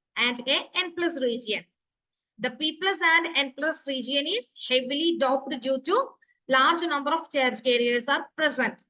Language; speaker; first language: English; non-native, local second language; Malayalam